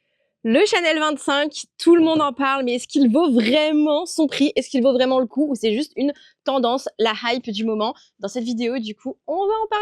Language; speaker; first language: French; native; French